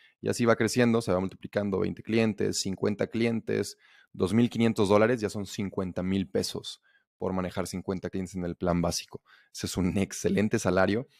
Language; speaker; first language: Spanish; native; Spanish